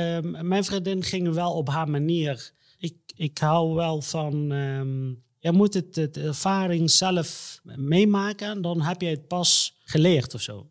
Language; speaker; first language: Dutch; non-native, fluent; Arabic